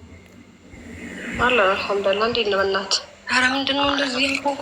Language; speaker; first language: Amharic; native; Amharic